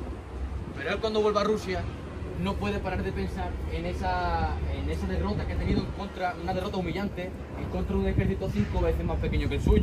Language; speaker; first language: Spanish; native; Spanish